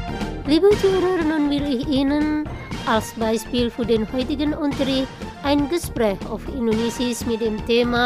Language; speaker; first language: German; non-native, fluent; Indonesian